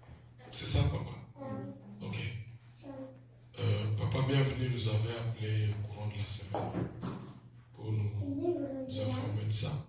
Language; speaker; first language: French; non-native, local second language; Lingala